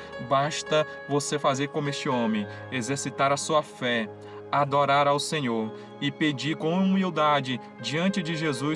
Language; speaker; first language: Portuguese; native; Portuguese